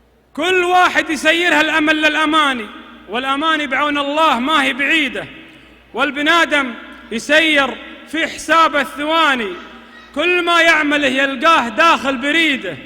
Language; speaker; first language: Arabic; native; Arabic